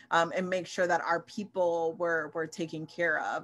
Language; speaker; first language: English; native; English